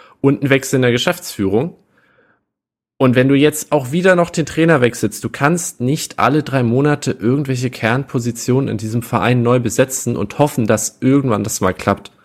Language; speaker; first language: German; native; German